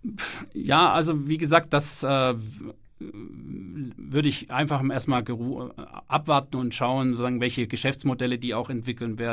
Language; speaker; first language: German; native; German